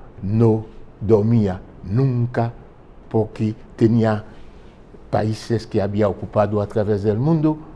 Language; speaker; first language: Spanish; non-native, fluent; French